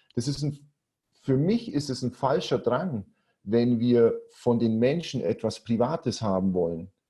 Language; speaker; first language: German; native; German